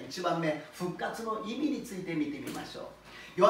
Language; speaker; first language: Japanese; non-native, fluent; Korean